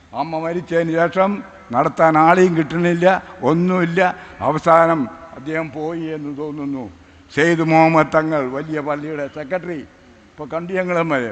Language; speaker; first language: Malayalam; native; Malayalam